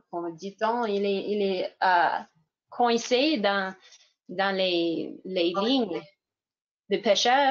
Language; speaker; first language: French; non-native, fluent; English